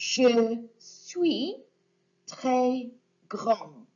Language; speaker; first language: French; non-native, fluent; English